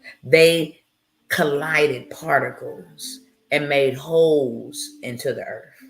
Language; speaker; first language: English; native; English